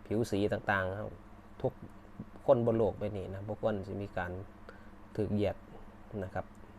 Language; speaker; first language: Thai; native; Thai